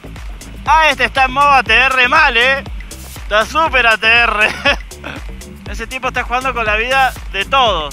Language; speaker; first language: Spanish; native; Spanish